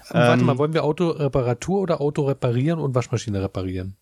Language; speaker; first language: German; native; German